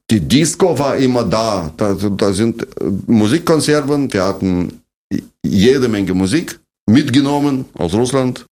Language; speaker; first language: German; non-native, fluent; Russian